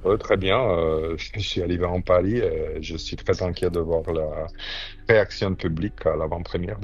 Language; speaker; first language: French; non-native, fluent; Romanian